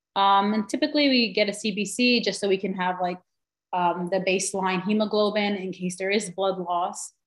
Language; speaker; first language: English; native; English